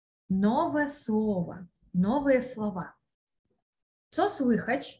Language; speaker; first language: Polish; non-native, learner; Russian